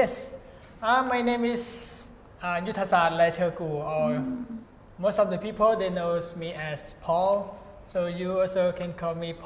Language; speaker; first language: English; non-native, fluent; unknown